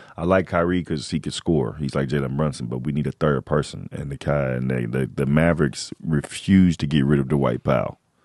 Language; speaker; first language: English; native; English